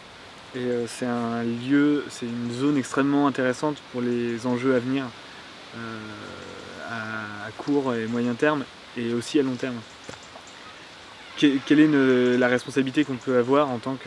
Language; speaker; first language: French; native; French